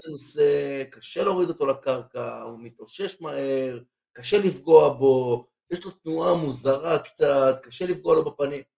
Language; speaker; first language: Hebrew; native; Hebrew